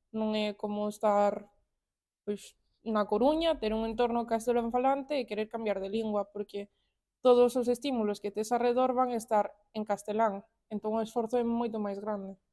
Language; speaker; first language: Galician; non-native, local second language; Spanish